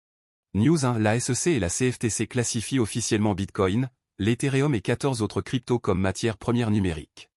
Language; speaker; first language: French; native; French